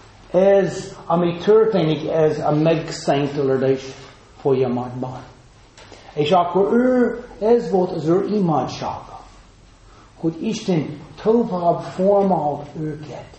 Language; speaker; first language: Hungarian; non-native, fluent; English